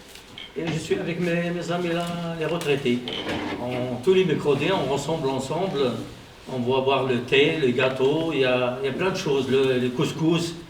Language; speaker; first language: French; non-native, learner; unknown